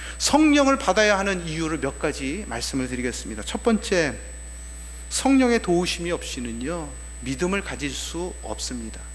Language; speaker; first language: Korean; native; Korean